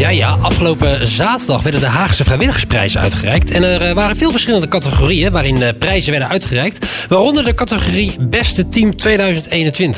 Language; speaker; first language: Dutch; native; Dutch